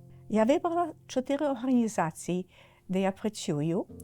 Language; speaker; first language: Ukrainian; early bilingual, heritage; Ukrainian